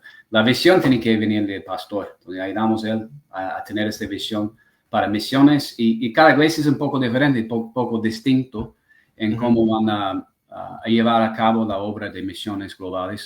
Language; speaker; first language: Spanish; non-native, fluent; English